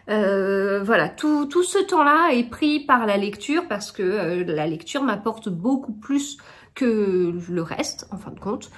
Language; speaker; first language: French; native; French